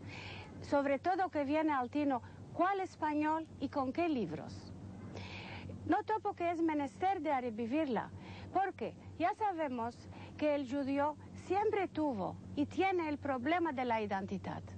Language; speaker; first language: Spanish; early bilingual, heritage; Ladino